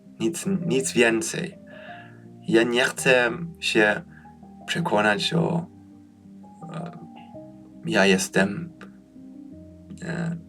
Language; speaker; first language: Polish; early bilingual, heritage; Polish